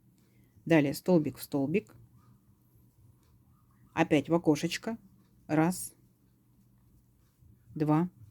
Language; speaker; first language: Russian; native; Russian